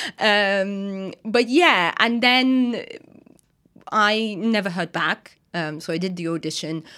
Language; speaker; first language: English; non-native, fluent; Russian